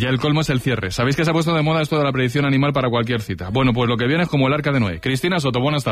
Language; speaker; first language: Spanish; native; Spanish